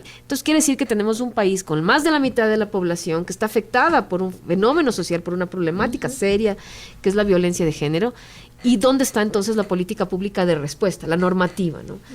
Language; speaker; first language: Spanish; native; Spanish